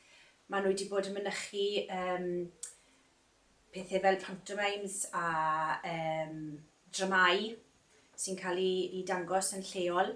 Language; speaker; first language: Welsh; native; Welsh